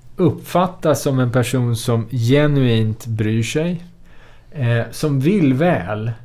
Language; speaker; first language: Swedish; native; Swedish